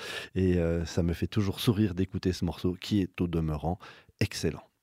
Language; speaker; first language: French; native; French